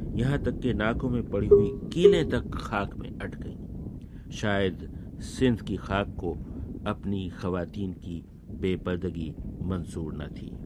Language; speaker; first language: Urdu; native; Urdu